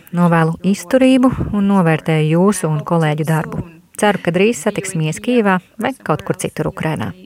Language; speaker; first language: Latvian; native; Latvian